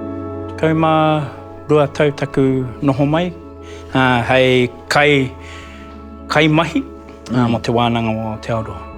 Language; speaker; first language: Māori; non-native, local second language; English